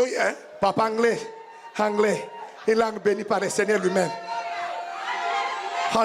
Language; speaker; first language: French; non-native, local second language; Lingala